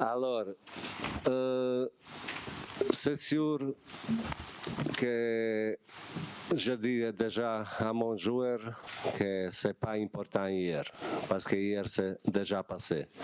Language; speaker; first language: French; non-native, learner; Bosnian